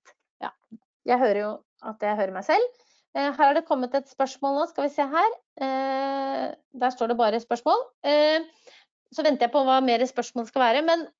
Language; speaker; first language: Norwegian; native; Norwegian